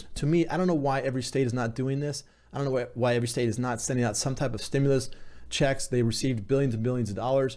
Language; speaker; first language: English; native; English